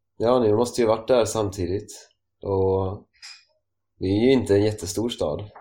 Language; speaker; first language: Swedish; native; Swedish